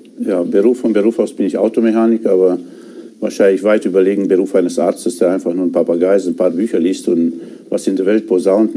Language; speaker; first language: German; non-native, fluent; Romanian